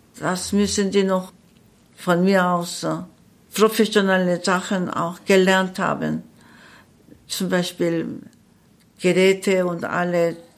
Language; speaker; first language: German; non-native, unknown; Korean